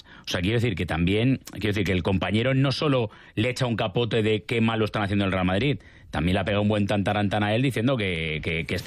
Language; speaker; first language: Spanish; native; Spanish